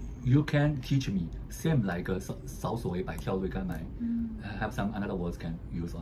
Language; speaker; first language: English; non-native, learner; Chinese